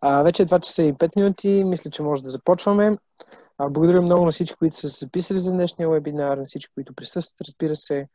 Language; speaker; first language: Bulgarian; native; Bulgarian